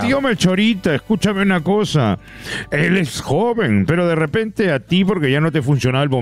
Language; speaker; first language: Spanish; native; Spanish